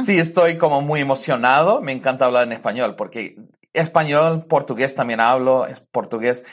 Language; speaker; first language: Spanish; early bilingual, heritage; Spanish